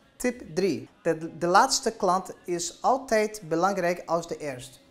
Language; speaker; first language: Dutch; non-native, learner; Portuguese